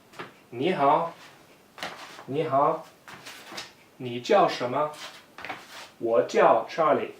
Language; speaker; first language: Chinese; non-native, fluent; English